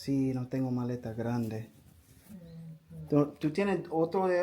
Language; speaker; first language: Spanish; non-native, learner; English